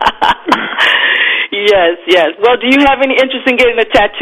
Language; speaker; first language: English; native; English